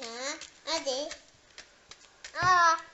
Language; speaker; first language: French; native; French